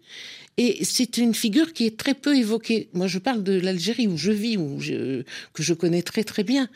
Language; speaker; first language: French; non-native, local second language; Arabic